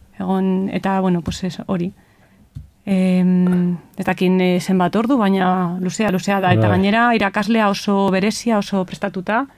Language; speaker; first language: Basque; non-native, local second language; Spanish